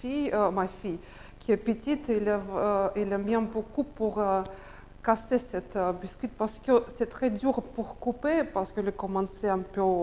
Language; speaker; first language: French; non-native, learner; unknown